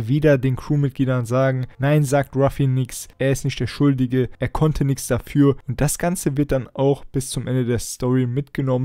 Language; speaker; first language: German; native; German